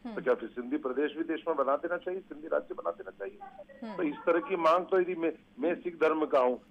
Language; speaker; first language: Hindi; native; Hindi